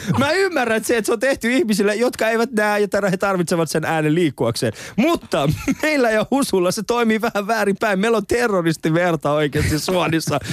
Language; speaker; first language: Finnish; early bilingual, other home language; Persian